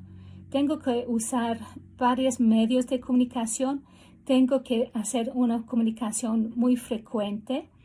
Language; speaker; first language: Spanish; non-native, fluent; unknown